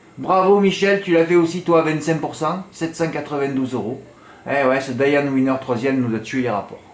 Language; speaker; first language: French; native; French